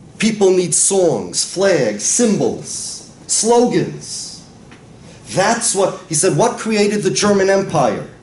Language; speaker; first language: English; native; English